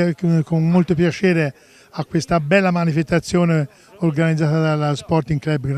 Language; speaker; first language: Italian; native; Italian